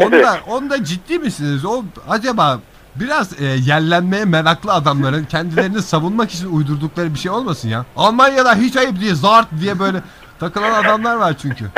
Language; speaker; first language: Turkish; native; Turkish